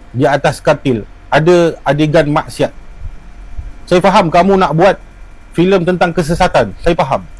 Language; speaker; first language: Malay; native; Malay